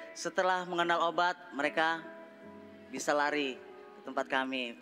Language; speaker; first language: Indonesian; native; Indonesian